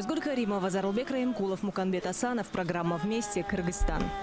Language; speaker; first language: Russian; native; Russian